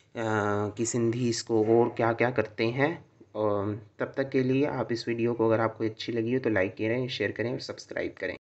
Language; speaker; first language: Hindi; non-native, local second language; Sindhi